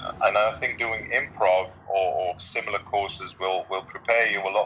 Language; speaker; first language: English; non-native, fluent; Dutch